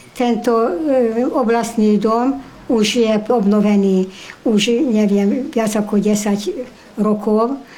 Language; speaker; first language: Slovak; early bilingual, heritage; Slovak